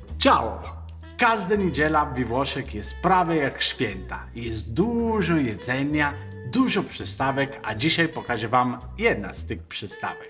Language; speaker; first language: Polish; non-native, learner; Italian